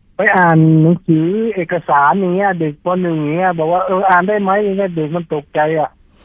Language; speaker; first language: Thai; native; Thai